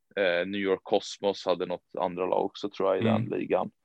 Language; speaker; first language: Swedish; native; Swedish